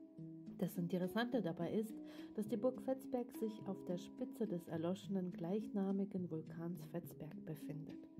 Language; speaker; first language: German; native; German